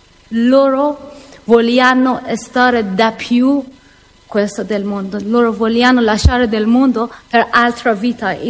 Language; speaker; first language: Italian; non-native, learner; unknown